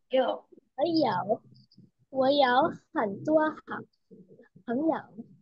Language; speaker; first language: Chinese; non-native, learner; Vietnamese